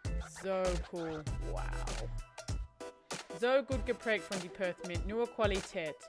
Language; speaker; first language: German; non-native, fluent; English